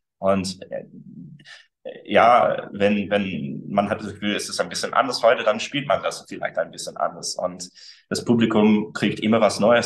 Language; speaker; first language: German; early bilingual, other home language; English